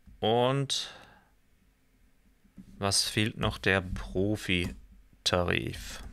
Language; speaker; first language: German; native; German